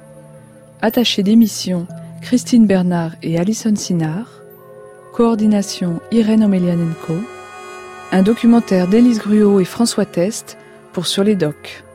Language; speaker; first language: French; native; French